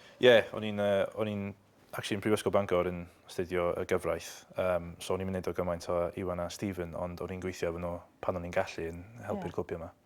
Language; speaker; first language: Welsh; native; Welsh